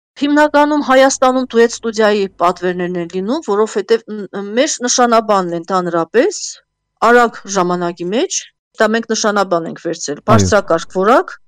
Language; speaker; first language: Armenian; native; Armenian